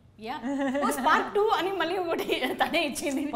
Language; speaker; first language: Telugu; native; Telugu